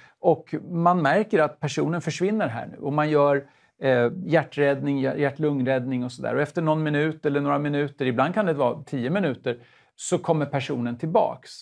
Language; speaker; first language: Swedish; native; Swedish